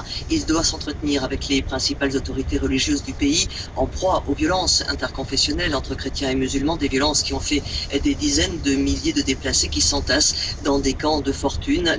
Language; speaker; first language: French; native; French